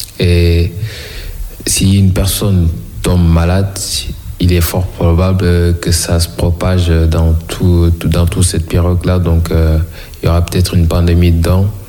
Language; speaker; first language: French; non-native, local second language; Wolof